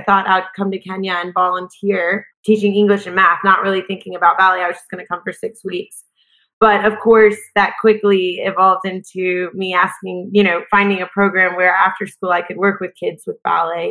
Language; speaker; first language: English; native; English